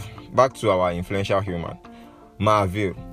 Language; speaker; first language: English; non-native, local second language; Yoruba